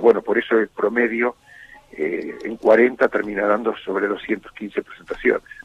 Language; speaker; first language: Spanish; native; Spanish